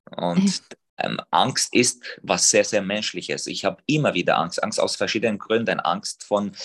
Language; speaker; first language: German; non-native, fluent; Arabic